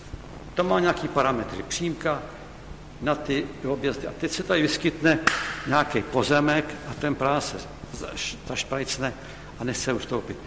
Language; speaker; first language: Czech; native; Czech